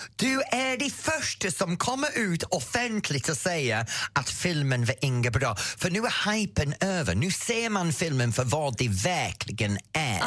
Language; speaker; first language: Swedish; non-native, fluent; English